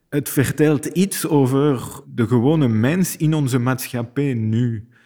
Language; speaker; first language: Dutch; non-native, fluent; French